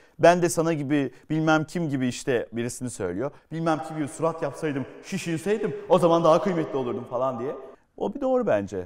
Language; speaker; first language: Turkish; native; Turkish